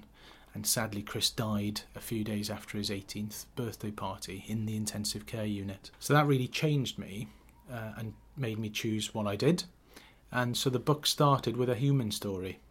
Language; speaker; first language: English; native; English